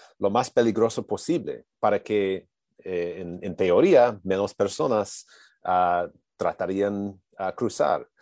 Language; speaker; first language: Spanish; non-native, learner; English